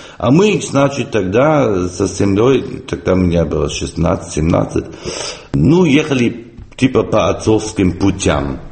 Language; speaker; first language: Russian; non-native, fluent; German